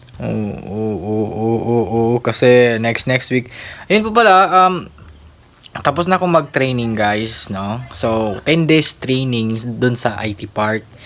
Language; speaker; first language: Filipino; non-native, local second language; Cebuano